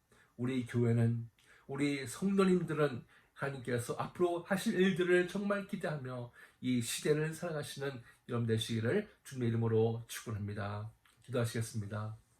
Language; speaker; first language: Korean; native; Korean